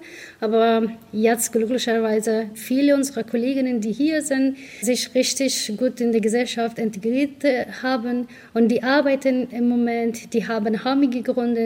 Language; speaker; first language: German; non-native, learner; Persian